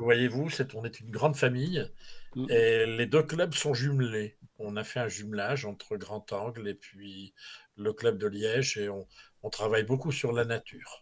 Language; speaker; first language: French; native; French